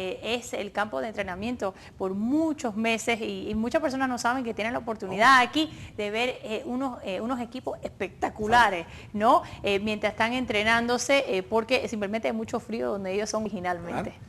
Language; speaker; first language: Spanish; early bilingual, other home language; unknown